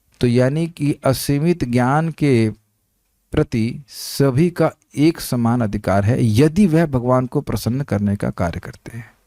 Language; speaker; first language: Hindi; native; Hindi